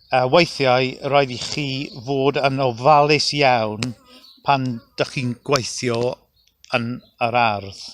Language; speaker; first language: Welsh; non-native, local second language; English